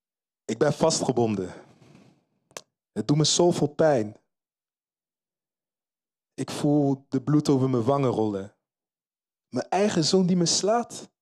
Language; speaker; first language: Dutch; early bilingual, other home language; Lingala